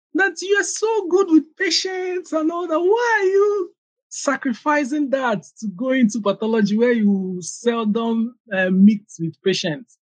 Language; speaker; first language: English; non-native, local second language; Igbo